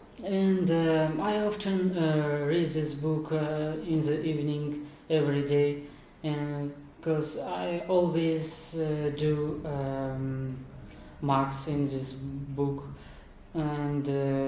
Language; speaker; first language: English; non-native, learner; Kazakh